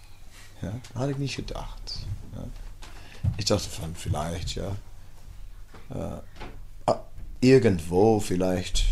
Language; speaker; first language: German; non-native, fluent; Dutch